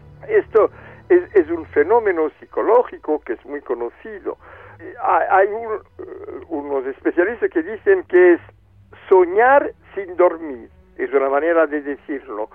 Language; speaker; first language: Spanish; non-native, fluent; French